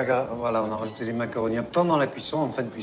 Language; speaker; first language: French; native; French